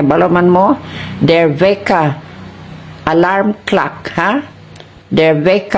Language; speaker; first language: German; non-native, fluent; Cebuano